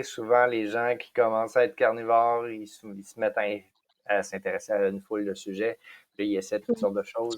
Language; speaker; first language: French; native; French